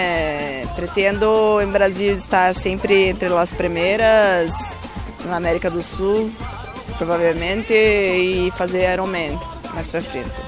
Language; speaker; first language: Spanish; non-native, learner; Portuguese